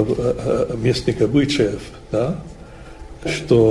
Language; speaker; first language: Russian; non-native, fluent; English